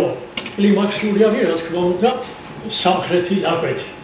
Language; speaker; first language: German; non-native, learner; Georgian